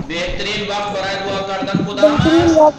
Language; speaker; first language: Persian; non-native, fluent; Urdu